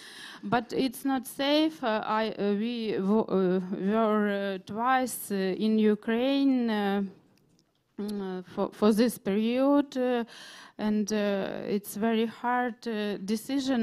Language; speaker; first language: English; non-native, learner; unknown